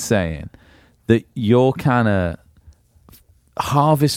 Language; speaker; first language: English; native; English